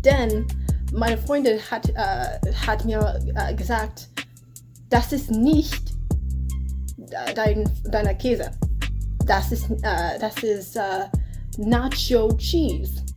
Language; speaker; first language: German; non-native, learner; English